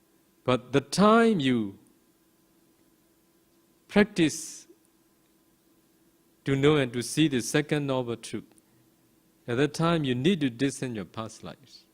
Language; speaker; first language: English; non-native, fluent; Burmese